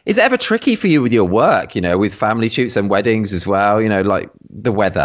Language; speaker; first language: English; native; English